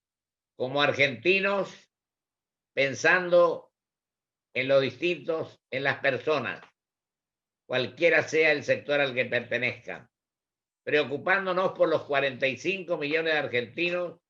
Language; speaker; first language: Spanish; native; Spanish